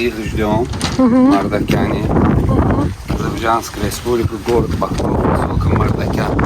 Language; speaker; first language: Russian; non-native, local second language; Azerbaijani